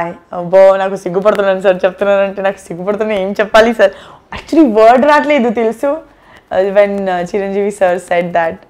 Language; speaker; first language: Telugu; non-native, learner; Gujarati